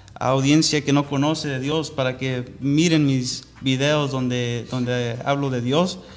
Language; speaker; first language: Spanish; early bilingual, heritage; Spanish